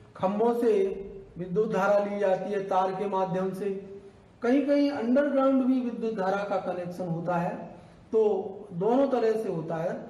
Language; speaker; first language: Hindi; native; Hindi